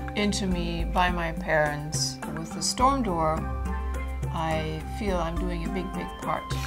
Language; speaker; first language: English; non-native, fluent; German